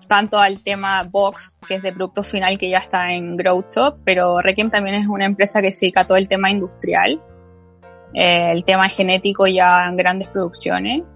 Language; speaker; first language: Spanish; native; Spanish